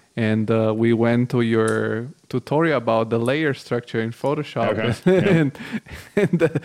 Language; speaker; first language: English; non-native, fluent; Bulgarian